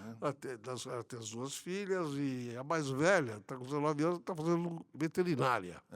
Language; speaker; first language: Portuguese; early bilingual, other home language; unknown